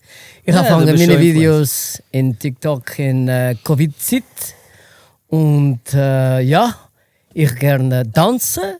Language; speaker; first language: German; non-native, learner; Portuguese